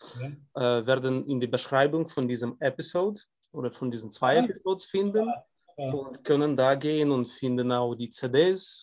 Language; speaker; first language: German; non-native, fluent; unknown